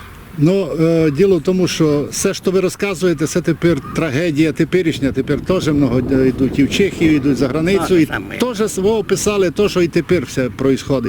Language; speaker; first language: Ukrainian; native; Ukrainian